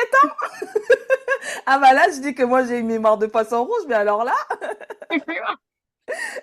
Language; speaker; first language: French; native; French